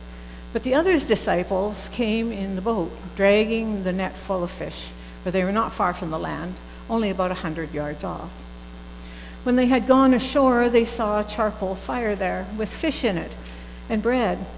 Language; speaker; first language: English; native; English